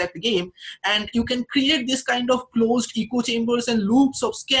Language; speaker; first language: English; non-native, local second language; Bangla